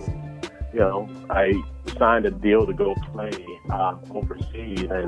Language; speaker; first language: English; native; English